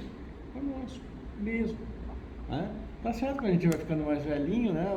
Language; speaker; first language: Portuguese; native; Portuguese